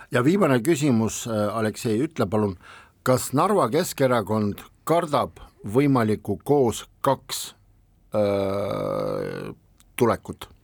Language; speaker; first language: Estonian; non-native, local second language; Russian